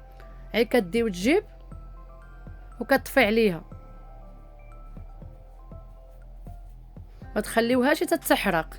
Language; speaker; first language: Arabic; native; Arabic